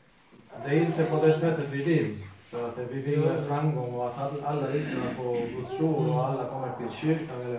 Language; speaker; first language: Swedish; non-native, fluent; Spanish